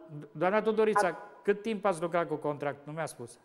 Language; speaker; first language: Romanian; native; Romanian